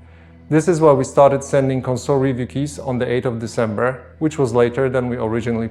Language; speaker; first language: English; non-native, fluent; Polish